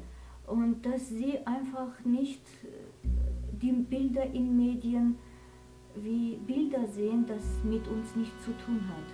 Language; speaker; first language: German; non-native, fluent; Armenian